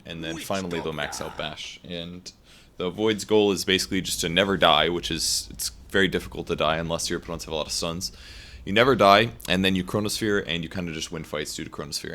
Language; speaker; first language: English; native; English